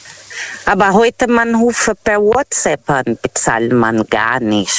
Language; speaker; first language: German; non-native, learner; Portuguese